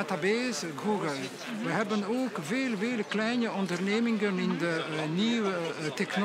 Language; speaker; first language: Dutch; non-native, local second language; French